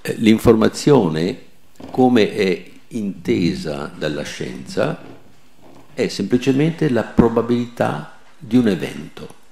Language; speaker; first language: Italian; non-native, local second language; Venetian